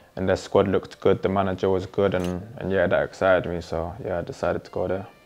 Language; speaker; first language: English; native; English